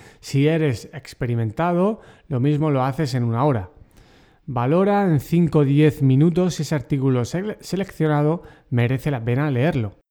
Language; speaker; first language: Spanish; native; Spanish